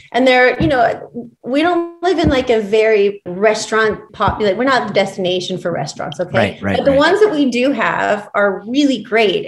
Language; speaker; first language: English; native; English